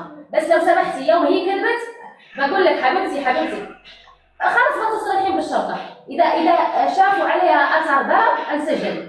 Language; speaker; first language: Arabic; non-native, local second language; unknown